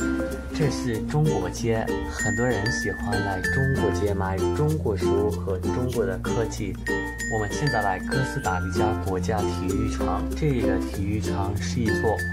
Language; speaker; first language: Chinese; non-native, fluent; Spanish